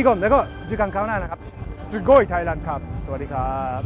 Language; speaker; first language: Thai; non-native, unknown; Japanese